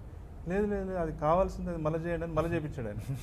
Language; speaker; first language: Telugu; native; Telugu